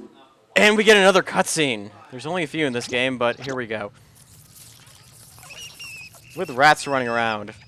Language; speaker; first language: English; native; English